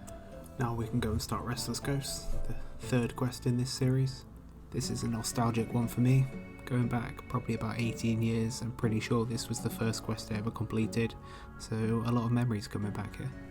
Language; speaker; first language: English; native; English